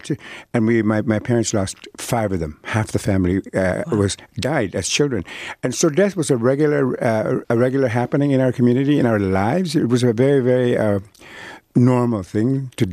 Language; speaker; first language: English; non-native, fluent; Cree